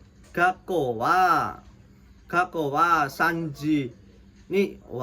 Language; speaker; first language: Japanese; non-native, learner; Indonesian